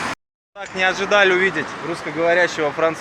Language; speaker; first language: Russian; native; Russian